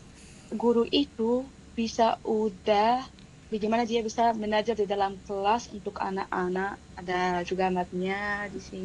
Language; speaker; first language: Indonesian; non-native, fluent; Arabic